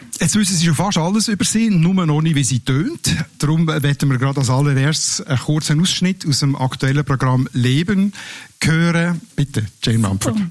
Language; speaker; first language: German; native; German